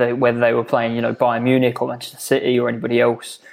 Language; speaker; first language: English; native; English